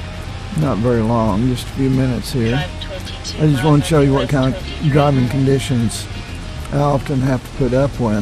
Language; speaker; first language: English; native; English